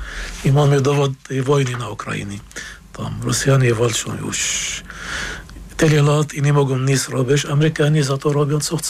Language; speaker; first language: Polish; non-native, fluent; Arabic